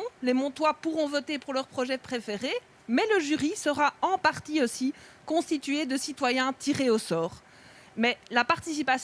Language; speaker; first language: French; native; French